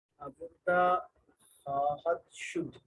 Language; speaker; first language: Persian; non-native, fluent; Urdu